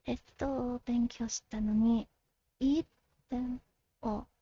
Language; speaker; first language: Japanese; non-native, learner; English